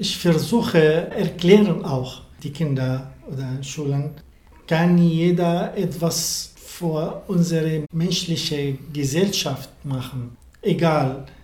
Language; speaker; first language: German; non-native, learner; Arabic